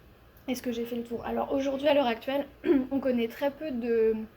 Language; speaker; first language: French; native; French